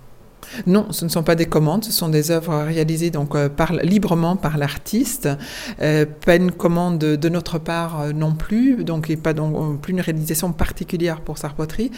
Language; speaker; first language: French; native; French